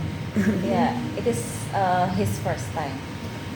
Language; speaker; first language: English; non-native, learner; Indonesian